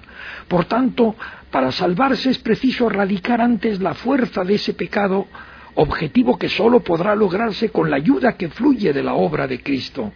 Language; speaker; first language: Spanish; native; Spanish